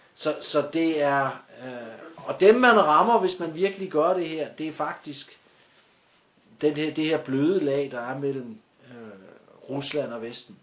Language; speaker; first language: Danish; native; Danish